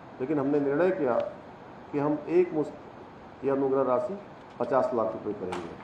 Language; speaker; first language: Hindi; native; Hindi